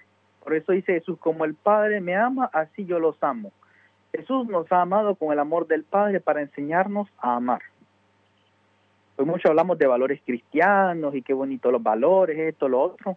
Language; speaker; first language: Spanish; native; Spanish